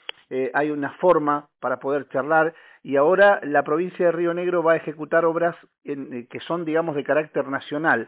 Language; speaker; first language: Spanish; native; Spanish